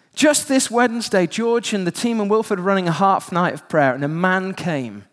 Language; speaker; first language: English; native; English